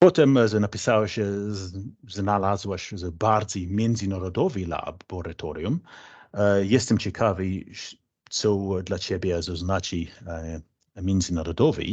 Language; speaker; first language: Polish; non-native, fluent; English